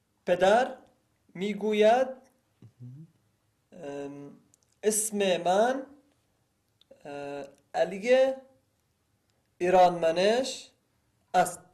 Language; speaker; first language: Persian; non-native, learner; Arabic